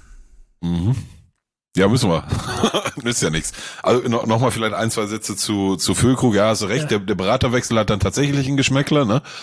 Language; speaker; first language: German; native; German